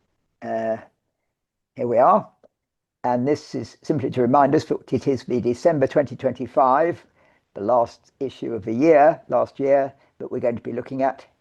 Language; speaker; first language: English; native; English